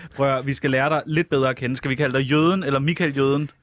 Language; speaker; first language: Danish; native; Danish